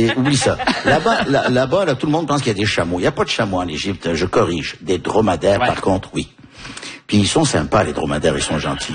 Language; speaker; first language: French; early bilingual, heritage; French